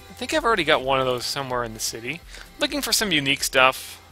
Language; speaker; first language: English; native; English